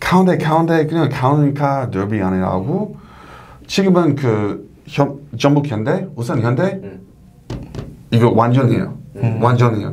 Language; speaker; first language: Korean; non-native, learner; English